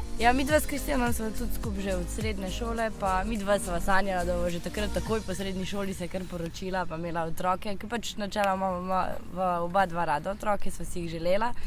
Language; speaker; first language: Slovenian; native; Slovenian